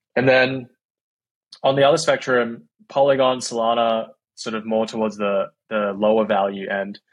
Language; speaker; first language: English; native; English